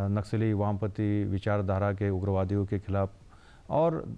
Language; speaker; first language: Hindi; non-native, local second language; Marathi